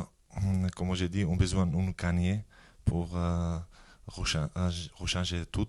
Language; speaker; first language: French; non-native, learner; Georgian